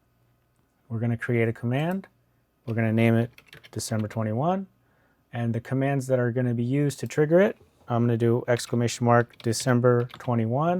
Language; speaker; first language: English; native; English